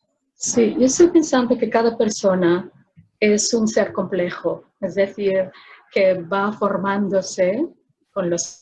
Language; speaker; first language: Spanish; non-native, fluent; Filipino